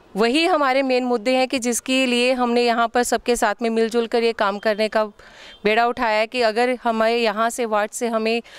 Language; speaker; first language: Hindi; native; Hindi